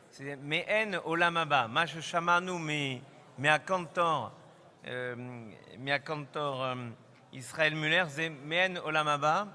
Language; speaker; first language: Hebrew; non-native, fluent; French